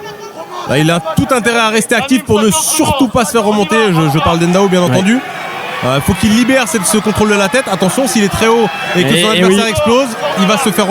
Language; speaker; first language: French; native; French